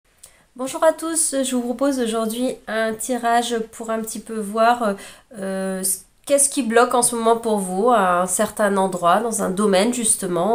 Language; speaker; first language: French; native; French